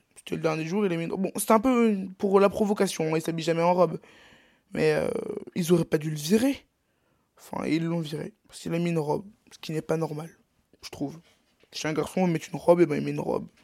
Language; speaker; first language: French; native; French